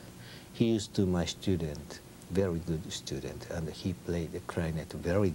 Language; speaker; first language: English; non-native, learner; Japanese